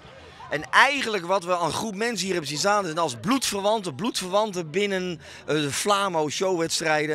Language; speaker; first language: Dutch; native; Dutch